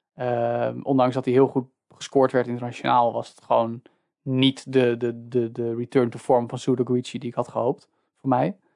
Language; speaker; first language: Dutch; native; Dutch